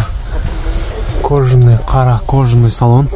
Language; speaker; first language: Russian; non-native, local second language; Kyrgyz